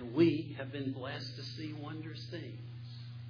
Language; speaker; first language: English; native; English